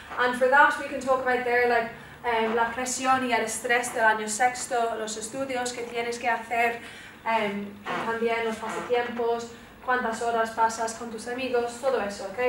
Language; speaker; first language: Spanish; non-native, fluent; English